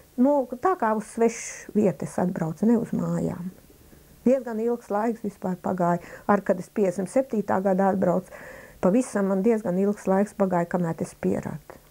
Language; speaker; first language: Latvian; native; Latvian